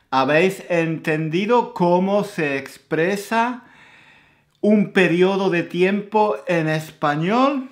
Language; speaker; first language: Spanish; native; Spanish